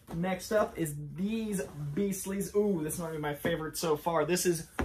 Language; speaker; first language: English; native; English